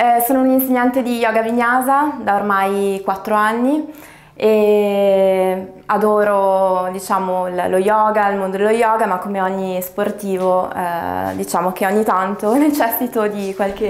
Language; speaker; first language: Italian; native; Italian